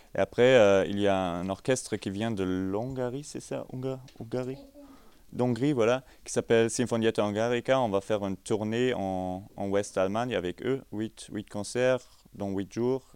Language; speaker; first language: French; non-native, fluent; German